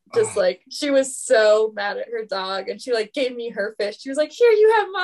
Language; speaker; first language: English; native; English